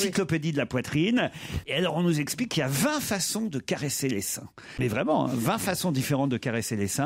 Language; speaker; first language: French; native; French